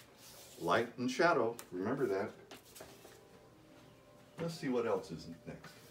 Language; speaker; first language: English; native; English